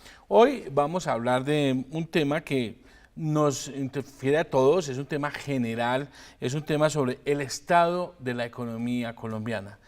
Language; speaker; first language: Spanish; native; Spanish